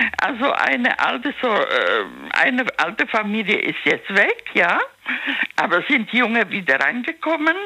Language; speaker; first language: German; non-native, learner; Czech